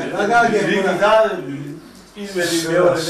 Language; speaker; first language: Georgian; early bilingual, heritage; Georgian